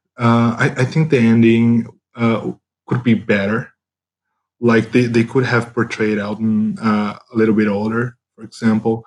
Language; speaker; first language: English; non-native, fluent; Portuguese